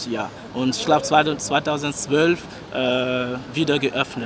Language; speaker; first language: German; non-native, fluent; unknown